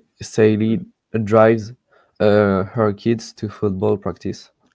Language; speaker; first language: English; non-native, learner; French